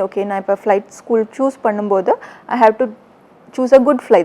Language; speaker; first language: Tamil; early bilingual, heritage; Tamil